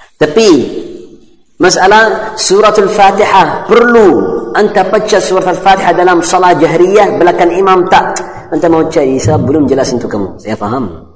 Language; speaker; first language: Malay; non-native, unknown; Arabic